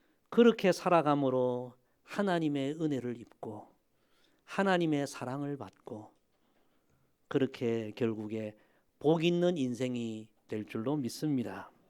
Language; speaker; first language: Korean; native; Korean